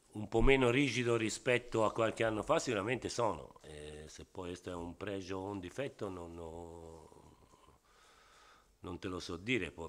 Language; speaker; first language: Italian; native; Italian